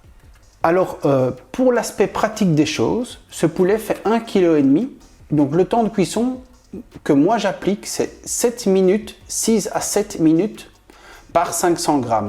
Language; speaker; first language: French; native; French